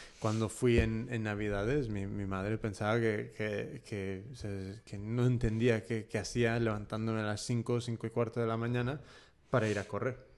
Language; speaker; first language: Spanish; early bilingual, heritage; Spanish